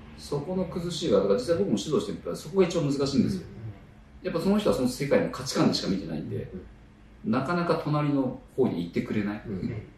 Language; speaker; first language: Japanese; native; Japanese